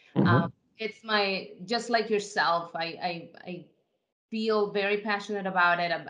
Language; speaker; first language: English; non-native, fluent; Spanish